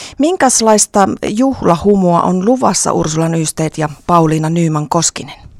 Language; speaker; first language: Finnish; native; Finnish